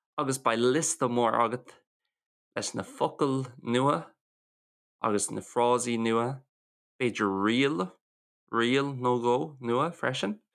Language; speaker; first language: Irish; non-native, local second language; English